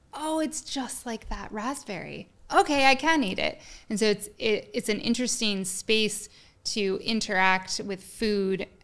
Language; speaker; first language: English; native; English